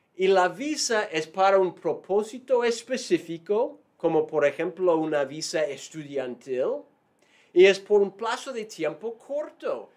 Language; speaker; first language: Spanish; non-native, fluent; English